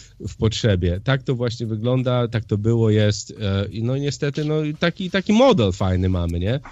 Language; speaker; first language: Polish; early bilingual, heritage; Polish